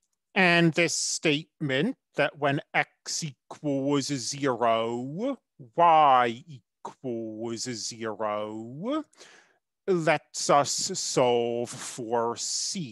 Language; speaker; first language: English; native; English